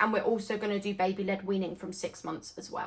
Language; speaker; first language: English; native; English